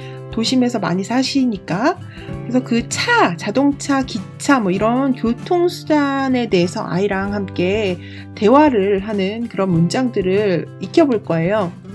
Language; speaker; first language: Korean; native; Korean